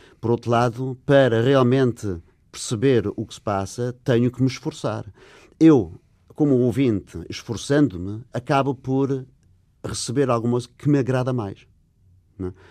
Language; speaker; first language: Portuguese; non-native, fluent; English